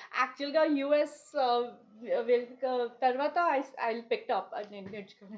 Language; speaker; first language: Telugu; non-native, learner; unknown